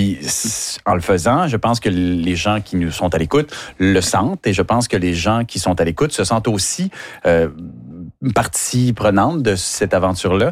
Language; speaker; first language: French; native; French